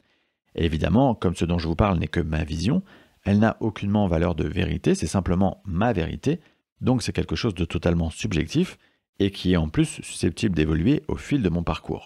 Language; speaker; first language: French; native; French